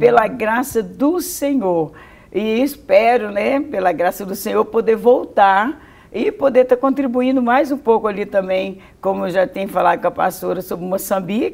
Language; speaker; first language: Portuguese; native; Portuguese